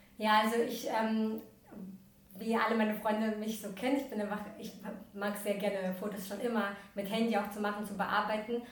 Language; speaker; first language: German; early bilingual, other home language; Russian